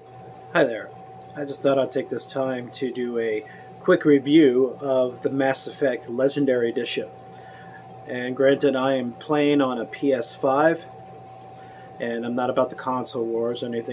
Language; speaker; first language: English; native; English